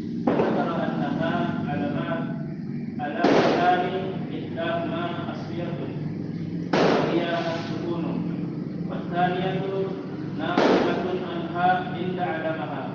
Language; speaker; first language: Arabic; non-native, learner; Indonesian